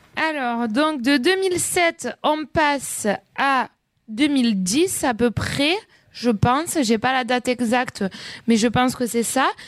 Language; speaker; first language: French; native; French